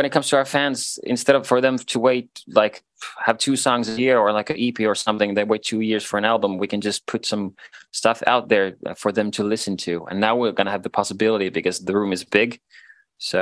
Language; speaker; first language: English; non-native, fluent; Swedish